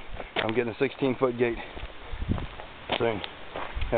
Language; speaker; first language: English; native; English